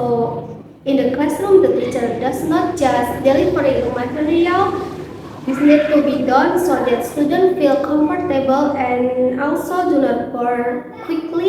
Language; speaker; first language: English; non-native, learner; Indonesian